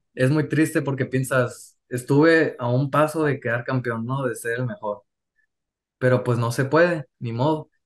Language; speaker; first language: Spanish; native; Spanish